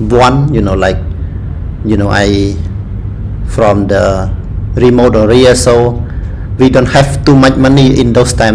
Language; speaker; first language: English; non-native, learner; Khmer